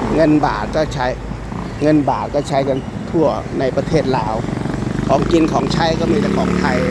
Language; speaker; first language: Thai; native; Thai